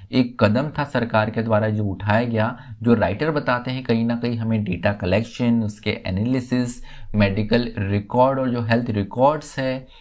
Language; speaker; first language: Hindi; native; Hindi